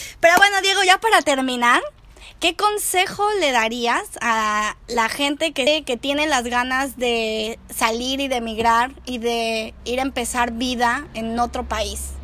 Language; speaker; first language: Spanish; native; Spanish